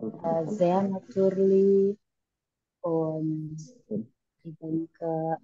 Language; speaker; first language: German; non-native, learner; Indonesian